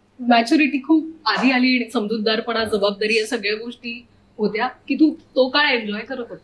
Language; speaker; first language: Marathi; native; Marathi